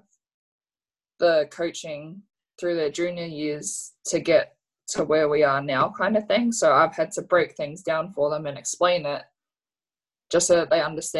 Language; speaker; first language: English; native; English